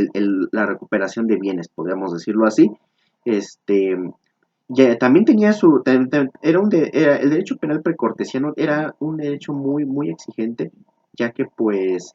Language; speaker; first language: Spanish; native; Spanish